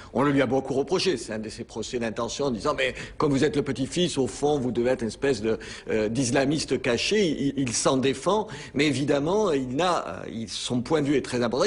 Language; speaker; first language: French; native; French